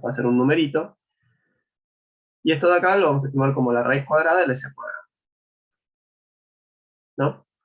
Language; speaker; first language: Spanish; native; Spanish